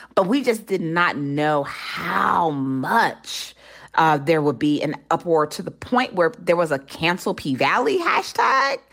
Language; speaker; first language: English; native; English